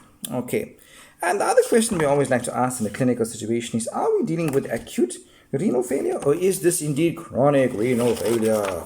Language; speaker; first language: English; native; English